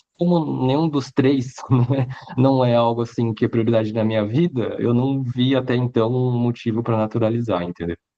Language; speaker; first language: Portuguese; early bilingual, other home language; Chinese